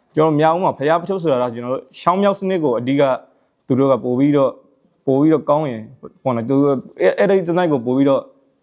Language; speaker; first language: Burmese; native; Burmese